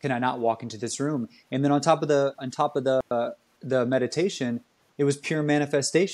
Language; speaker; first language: English; native; English